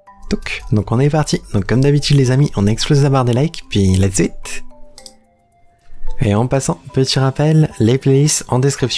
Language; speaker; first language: French; native; French